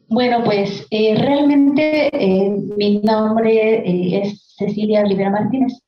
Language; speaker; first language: Spanish; non-native, local second language; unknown